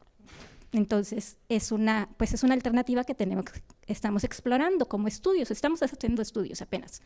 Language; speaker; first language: Spanish; native; Spanish